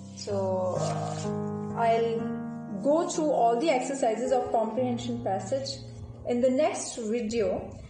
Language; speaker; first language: English; non-native, local second language; Punjabi